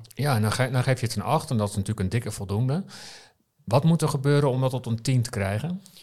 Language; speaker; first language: Dutch; native; Dutch